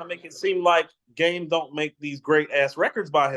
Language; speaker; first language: English; native; English